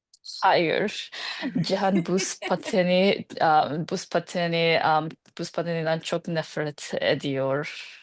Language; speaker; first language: Turkish; non-native, learner; English